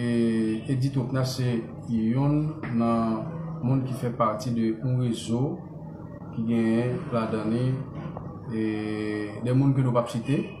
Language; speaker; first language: French; non-native, local second language; Haitian Creole